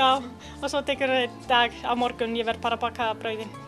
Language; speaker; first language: Icelandic; non-native, learner; Italian